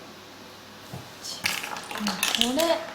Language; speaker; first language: Japanese; native; Japanese